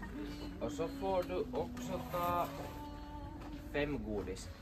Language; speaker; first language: Swedish; non-native, local second language; Finnish